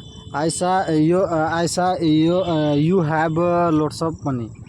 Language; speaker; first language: English; non-native, learner; Hindi